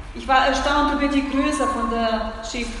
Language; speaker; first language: German; non-native, fluent; Russian